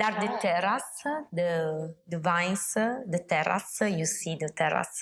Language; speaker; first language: English; non-native, learner; Italian